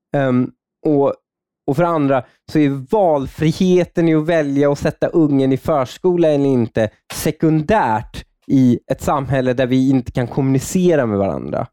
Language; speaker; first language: Swedish; native; Swedish